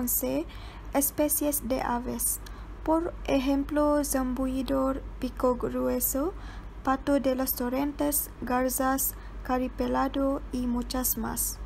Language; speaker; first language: Spanish; non-native, learner; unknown